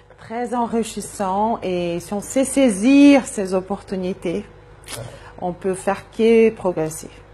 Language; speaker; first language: French; non-native, fluent; Portuguese